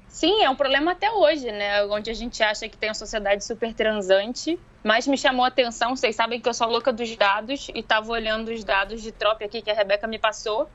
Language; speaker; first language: Portuguese; native; Portuguese